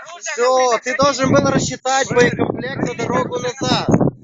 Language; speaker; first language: Russian; native; Russian